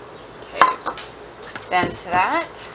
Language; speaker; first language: English; native; English